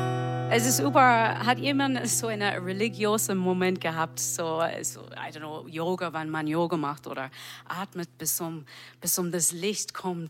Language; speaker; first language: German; non-native, learner; English